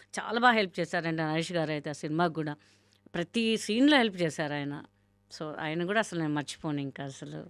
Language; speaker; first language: Telugu; non-native, local second language; Hindi